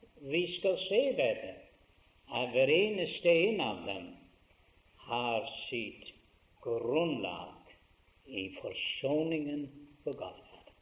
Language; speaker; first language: Norwegian; early bilingual, heritage; Norwegian